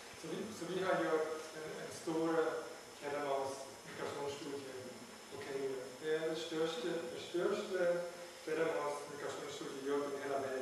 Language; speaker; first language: Swedish; non-native, learner; German